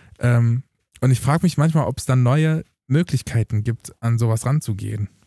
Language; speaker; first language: German; early bilingual, other home language; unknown